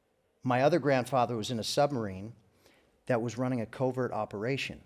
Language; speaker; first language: English; native; English